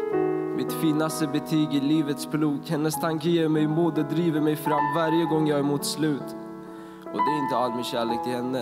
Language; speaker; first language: Swedish; non-native, fluent; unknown